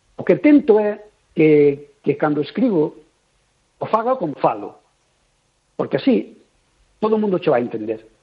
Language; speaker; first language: Galician; native; Galician